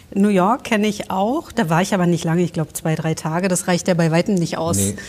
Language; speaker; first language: German; native; German